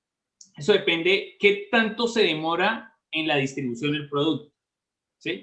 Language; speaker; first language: Spanish; native; Spanish